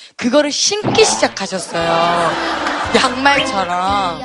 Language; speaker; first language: Korean; native; Korean